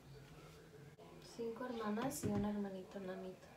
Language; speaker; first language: Spanish; early bilingual, heritage; Spanish